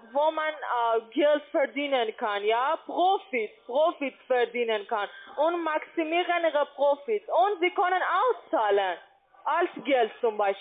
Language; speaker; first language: German; non-native, learner; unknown